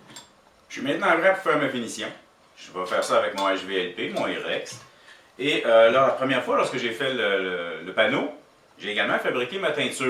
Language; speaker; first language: French; native; French